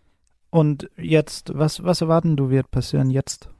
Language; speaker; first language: German; non-native, learner; Danish